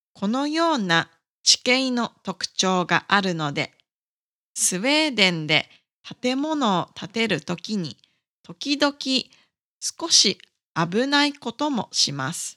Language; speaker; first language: Japanese; native; Japanese